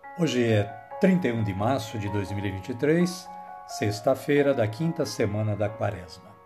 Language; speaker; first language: Portuguese; native; Portuguese